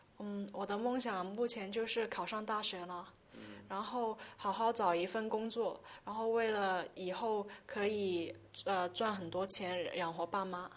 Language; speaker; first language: Chinese; early bilingual, heritage; Chinese